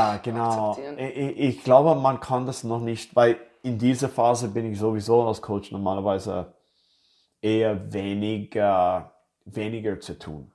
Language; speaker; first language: German; non-native, fluent; English